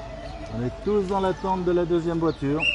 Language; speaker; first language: French; native; French